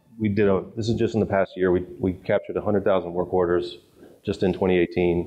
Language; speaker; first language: English; native; English